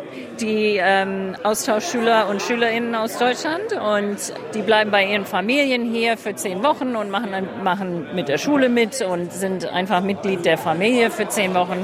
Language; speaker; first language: German; non-native, fluent; English